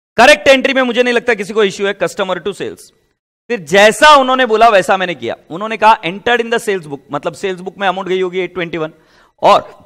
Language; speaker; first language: Hindi; native; Hindi